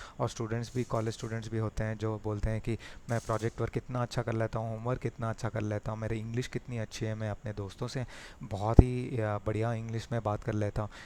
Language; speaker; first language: Hindi; native; Hindi